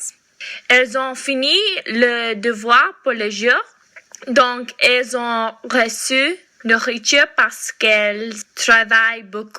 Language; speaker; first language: French; non-native, learner; English